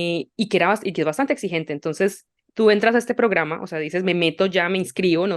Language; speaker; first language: Spanish; native; Spanish